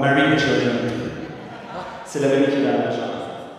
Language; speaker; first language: French; native; French